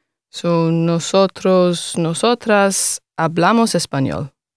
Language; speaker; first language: Spanish; non-native, learner; English